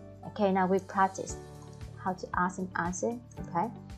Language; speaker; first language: English; non-native, fluent; Vietnamese